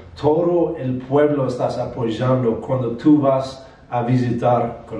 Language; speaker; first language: Spanish; non-native, learner; English